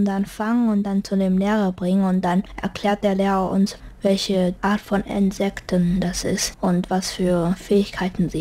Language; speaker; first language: German; early bilingual, heritage; German